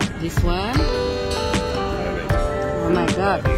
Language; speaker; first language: English; non-native, learner; Indonesian